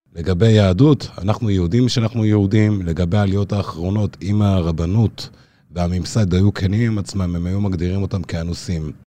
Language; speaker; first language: Hebrew; early bilingual, other home language; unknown